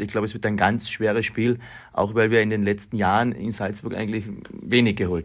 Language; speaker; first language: German; native; German